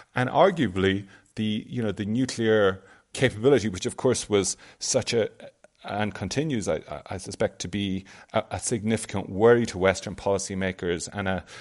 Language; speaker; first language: English; native; English